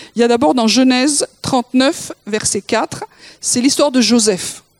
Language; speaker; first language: French; native; French